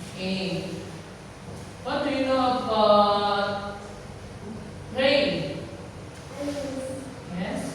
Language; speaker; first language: English; non-native, learner; Indonesian